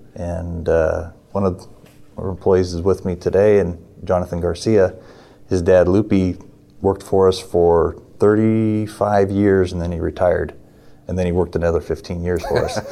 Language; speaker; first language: English; native; English